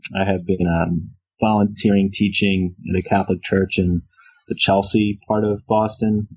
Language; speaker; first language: English; native; English